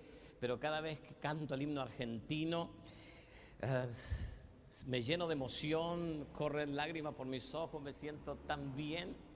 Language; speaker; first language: Spanish; native; Spanish